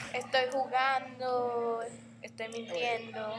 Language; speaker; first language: Spanish; early bilingual, heritage; English